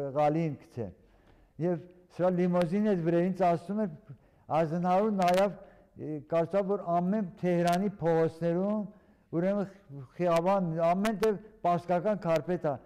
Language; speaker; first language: Armenian; early bilingual, heritage; Armenian